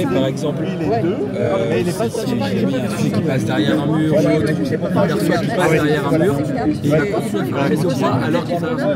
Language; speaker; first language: French; native; French